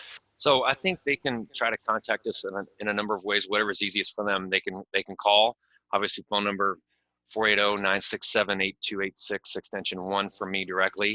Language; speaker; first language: English; native; English